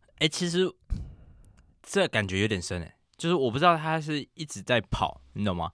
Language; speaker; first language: Chinese; native; Chinese